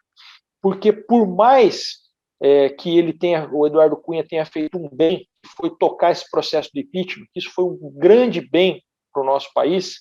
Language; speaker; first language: Portuguese; native; Portuguese